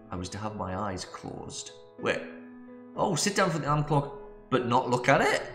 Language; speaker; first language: English; native; English